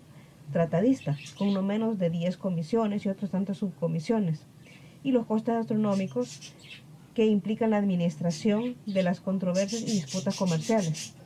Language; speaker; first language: Spanish; native; Spanish